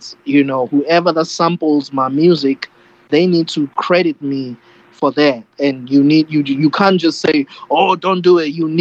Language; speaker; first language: English; non-native, local second language; Zulu